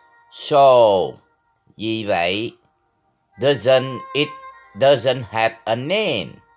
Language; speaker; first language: English; non-native, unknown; Vietnamese